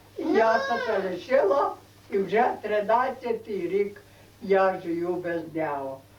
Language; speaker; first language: Ukrainian; native; Ukrainian